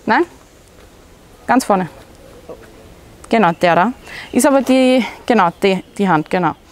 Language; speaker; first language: German; native; German